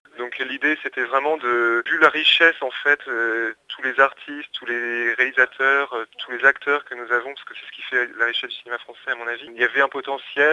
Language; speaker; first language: French; native; French